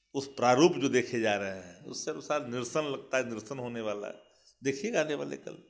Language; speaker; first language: Hindi; native; Hindi